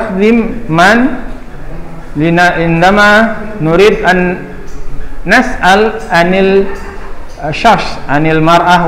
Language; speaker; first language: Arabic; non-native, fluent; Indonesian